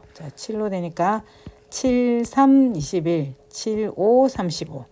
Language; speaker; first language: Korean; native; Korean